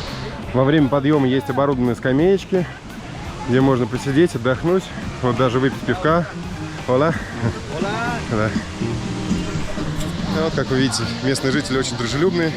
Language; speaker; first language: Russian; native; Russian